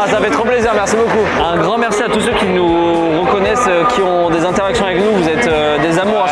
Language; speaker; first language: French; native; French